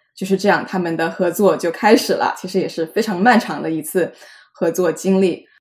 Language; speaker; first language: Chinese; native; Chinese